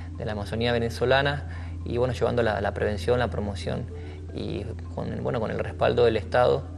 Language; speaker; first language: Spanish; native; Spanish